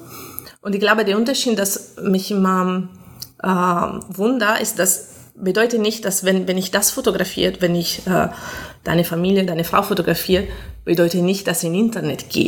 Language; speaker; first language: German; non-native, fluent; Italian